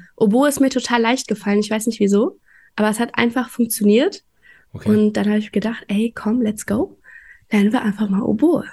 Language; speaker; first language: German; native; German